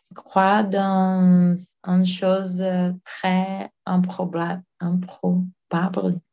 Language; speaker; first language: French; non-native, learner; Portuguese